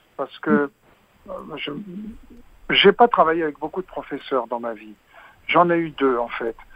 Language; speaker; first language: French; native; French